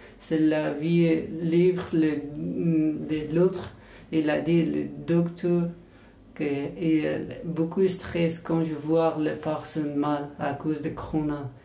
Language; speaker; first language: French; non-native, learner; Persian